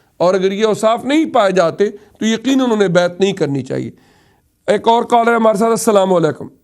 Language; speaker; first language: Urdu; non-native, local second language; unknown